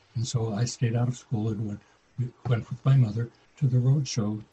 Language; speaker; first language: English; native; English